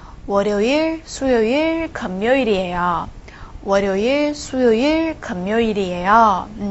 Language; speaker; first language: Korean; non-native, fluent; Chinese